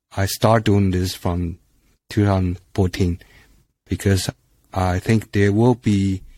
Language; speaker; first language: English; non-native, fluent; Chinese